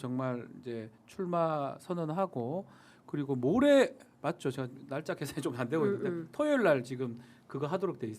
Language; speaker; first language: Korean; native; Korean